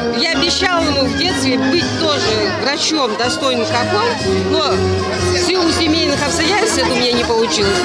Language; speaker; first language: Russian; non-native, local second language; Kazakh